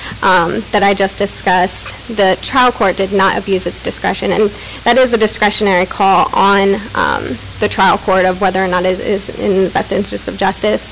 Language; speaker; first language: English; native; English